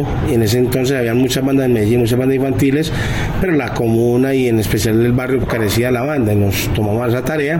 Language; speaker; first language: Spanish; native; Spanish